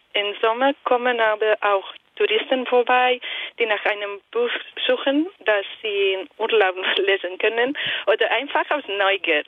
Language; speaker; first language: German; non-native, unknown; Italian